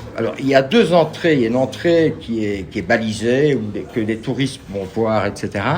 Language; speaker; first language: French; native; French